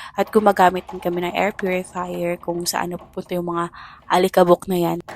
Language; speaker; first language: Filipino; native; Filipino